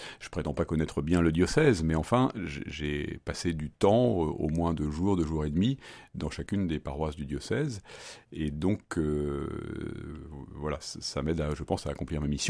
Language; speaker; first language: French; native; French